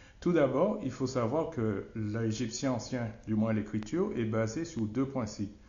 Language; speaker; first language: French; non-native, local second language; Wolof